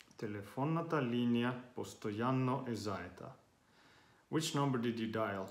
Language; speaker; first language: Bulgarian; non-native, learner; Finnish